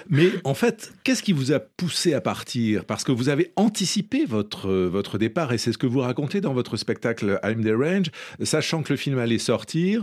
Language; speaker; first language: French; native; French